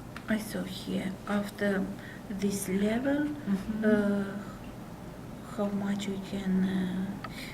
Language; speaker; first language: English; non-native, learner; Russian